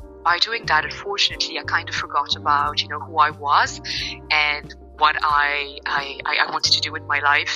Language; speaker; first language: English; non-native, fluent; French